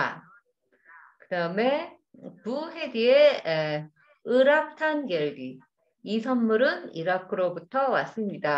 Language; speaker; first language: Korean; native; Korean